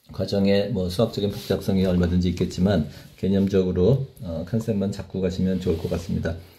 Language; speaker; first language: Korean; native; Korean